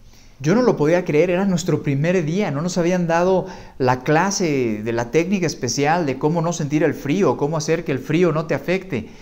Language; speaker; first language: Spanish; native; Spanish